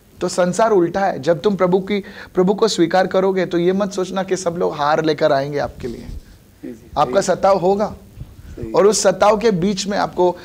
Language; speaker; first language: Hindi; non-native, local second language; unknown